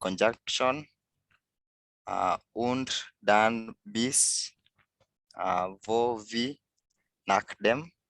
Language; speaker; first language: German; non-native, learner; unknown